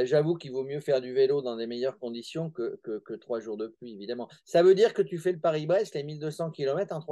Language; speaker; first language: French; native; French